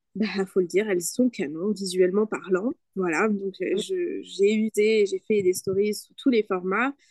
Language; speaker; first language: French; non-native, fluent; Spanish